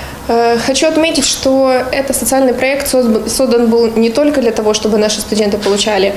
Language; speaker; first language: Russian; native; Russian